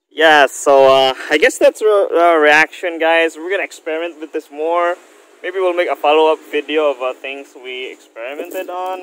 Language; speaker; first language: English; non-native, local second language; Filipino